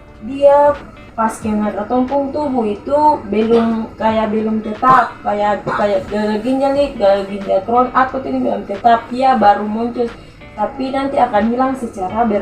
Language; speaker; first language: Indonesian; non-native, local second language; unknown